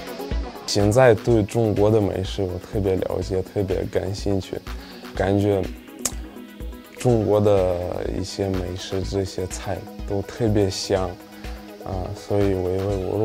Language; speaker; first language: Chinese; non-native, fluent; Russian